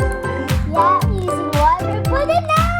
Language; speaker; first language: English; non-native, learner; Indonesian